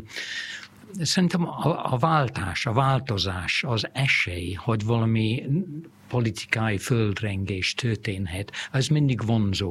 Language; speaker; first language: Hungarian; non-native, fluent; English